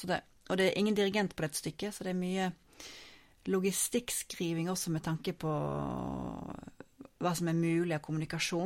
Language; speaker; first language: Norwegian; native; Norwegian